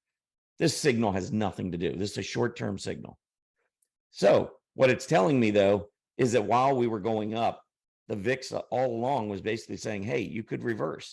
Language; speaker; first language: English; native; English